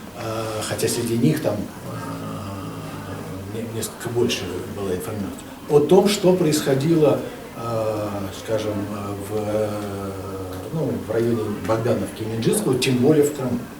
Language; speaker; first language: Russian; native; Russian